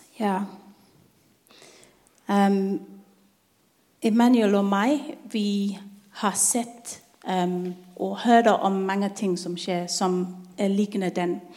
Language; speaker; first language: Norwegian; non-native, learner; English